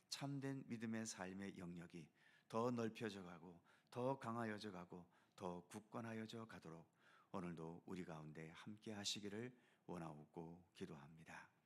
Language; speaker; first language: Korean; native; Korean